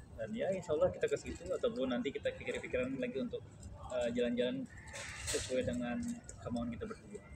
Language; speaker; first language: Indonesian; native; Indonesian